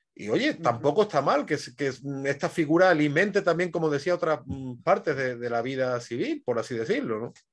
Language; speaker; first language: Spanish; native; Spanish